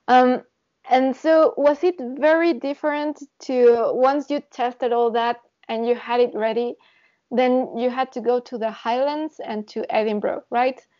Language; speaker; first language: English; non-native, fluent; Spanish